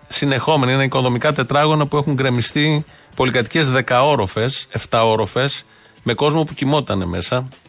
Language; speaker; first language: Greek; native; Greek